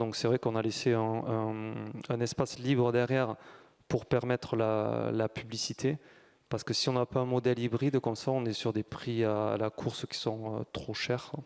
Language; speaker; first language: French; native; French